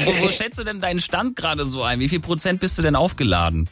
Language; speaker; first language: German; native; German